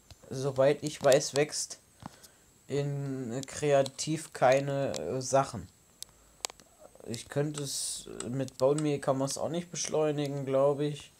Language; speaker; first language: German; native; German